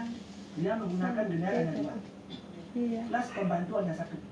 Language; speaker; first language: Indonesian; non-native, local second language; Balinese